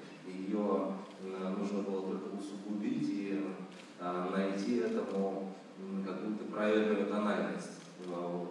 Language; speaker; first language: Russian; native; Russian